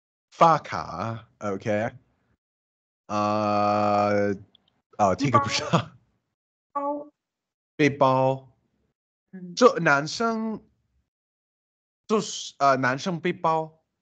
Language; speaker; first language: Chinese; non-native, learner; English